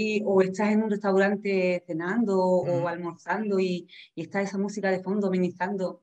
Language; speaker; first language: Spanish; native; Spanish